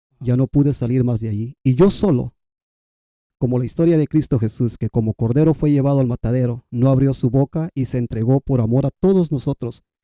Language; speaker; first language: Spanish; non-native, local second language; Kʼicheʼ